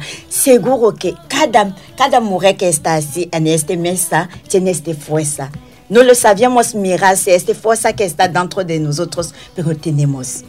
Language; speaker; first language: Spanish; non-native, learner; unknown